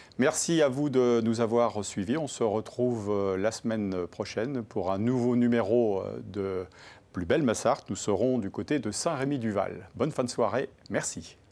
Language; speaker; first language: French; native; French